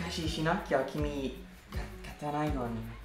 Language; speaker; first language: Japanese; non-native, learner; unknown